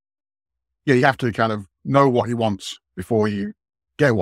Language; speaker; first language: English; native; English